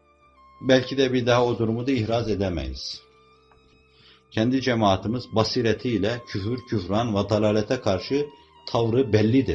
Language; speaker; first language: Turkish; native; Turkish